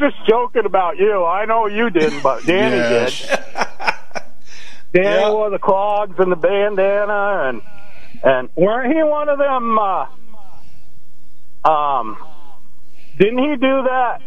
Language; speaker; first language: English; native; English